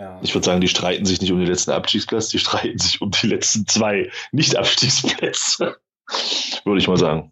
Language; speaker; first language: German; native; German